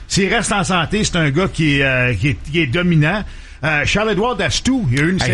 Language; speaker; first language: French; native; French